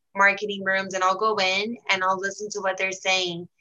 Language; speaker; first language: English; early bilingual, heritage; Portuguese